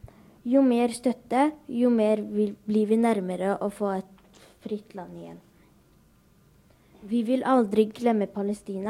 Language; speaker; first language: Norwegian; early bilingual, other home language; Arabic